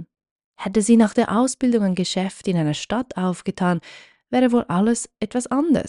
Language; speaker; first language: German; native; German